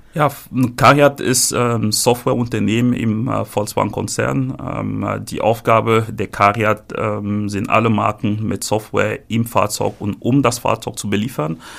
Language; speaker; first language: German; non-native, fluent; French